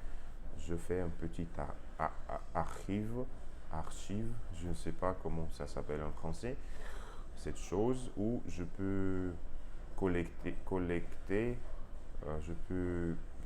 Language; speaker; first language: French; non-native, learner; Russian